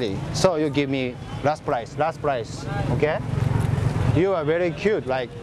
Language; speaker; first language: English; non-native, learner; Thai